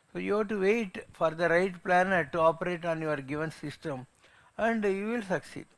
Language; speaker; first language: English; non-native, local second language; Tamil